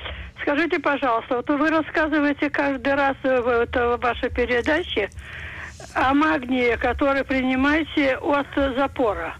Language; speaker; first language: Russian; native; Russian